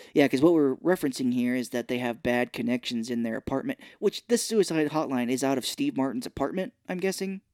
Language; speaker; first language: English; native; English